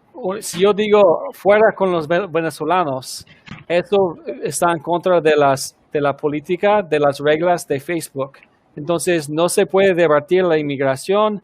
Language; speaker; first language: Spanish; early bilingual, heritage; Spanish